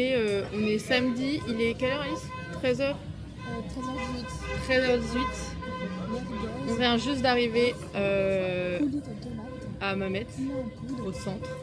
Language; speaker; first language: French; native; French